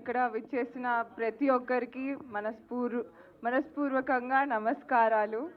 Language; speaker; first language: Telugu; native; Telugu